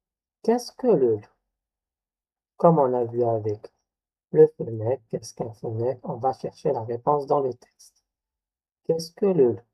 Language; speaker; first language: French; non-native, local second language; Arabic